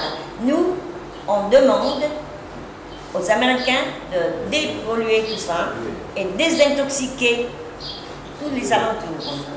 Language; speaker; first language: French; non-native, fluent; Vietnamese